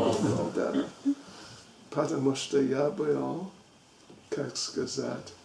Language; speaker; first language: Russian; non-native, learner; English